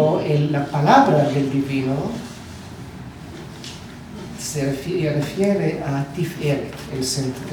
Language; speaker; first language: Spanish; non-native, learner; Hebrew